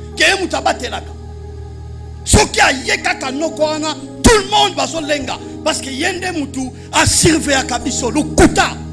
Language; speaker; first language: Lingala; non-native, local second language; Kongo